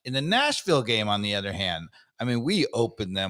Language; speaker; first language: English; native; English